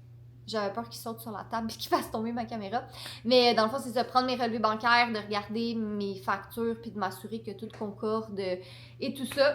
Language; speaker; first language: French; native; French